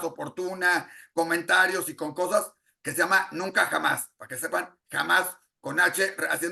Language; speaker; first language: Spanish; native; Spanish